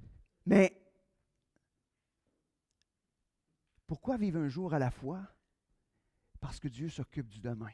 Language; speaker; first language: French; native; French